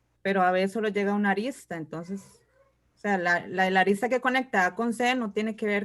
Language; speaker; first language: Spanish; native; Spanish